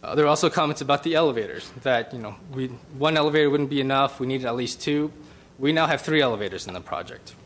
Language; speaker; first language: English; native; English